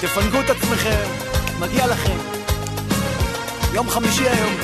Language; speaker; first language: Hebrew; native; Hebrew